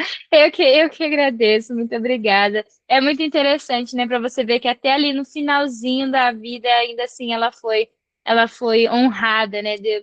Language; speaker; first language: Portuguese; native; Portuguese